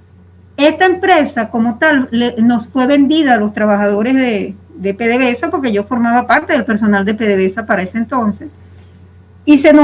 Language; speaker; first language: Spanish; native; Spanish